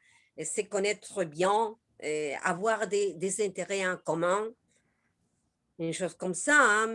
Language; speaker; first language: French; non-native, learner; Spanish